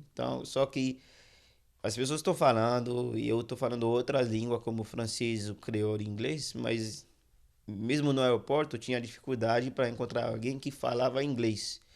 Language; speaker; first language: Portuguese; non-native, fluent; Haitian Creole